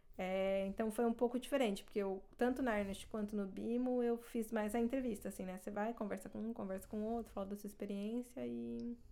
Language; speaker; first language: Portuguese; native; Portuguese